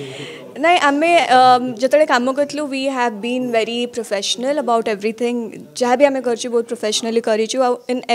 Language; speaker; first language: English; non-native, local second language; Odia